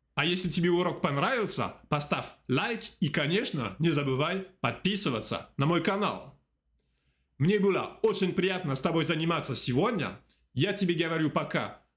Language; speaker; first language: Russian; non-native, fluent; French